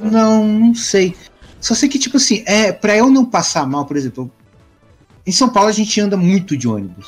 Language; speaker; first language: Portuguese; native; Portuguese